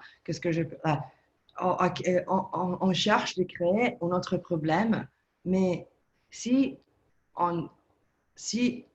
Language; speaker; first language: French; non-native, learner; Italian